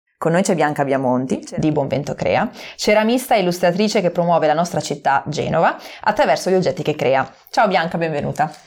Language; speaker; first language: Italian; native; Italian